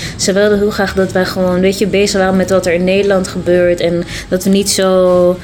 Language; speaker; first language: Dutch; early bilingual, other home language; Tigrinya